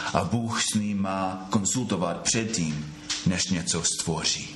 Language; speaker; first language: Czech; non-native, fluent; English